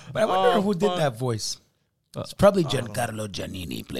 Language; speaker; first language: English; native; English